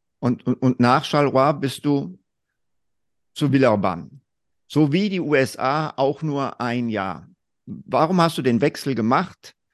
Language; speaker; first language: German; native; German